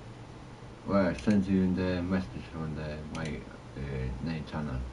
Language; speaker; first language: English; non-native, learner; Polish